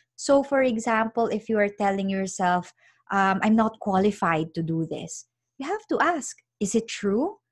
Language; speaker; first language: English; non-native, local second language; Filipino